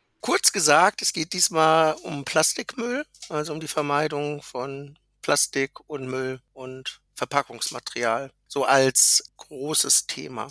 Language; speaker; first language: German; native; German